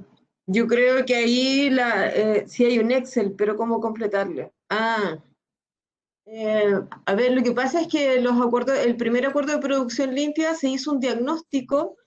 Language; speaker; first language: Spanish; native; Spanish